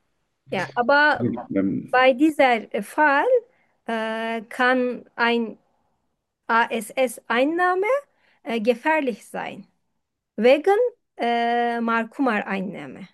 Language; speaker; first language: German; non-native, fluent; Turkish